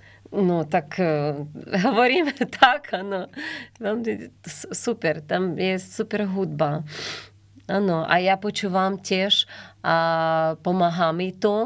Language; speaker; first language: Slovak; non-native, learner; Ukrainian